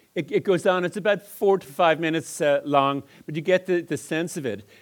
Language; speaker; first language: English; native; English